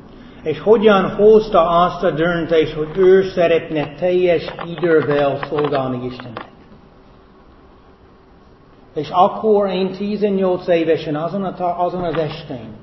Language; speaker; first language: Hungarian; non-native, fluent; English